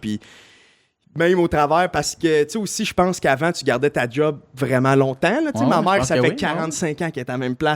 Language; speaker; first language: French; native; French